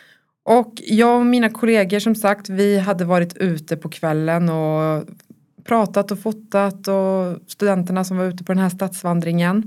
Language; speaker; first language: Swedish; native; Swedish